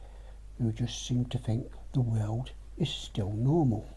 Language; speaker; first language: English; native; English